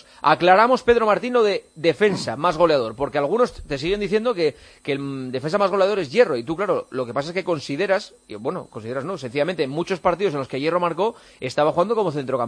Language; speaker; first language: Spanish; native; Spanish